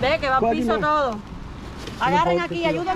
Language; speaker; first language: Spanish; native; Spanish